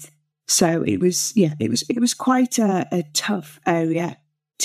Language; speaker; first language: English; native; English